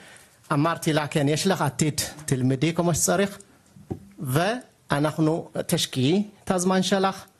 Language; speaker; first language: Hebrew; non-native, learner; Tigrinya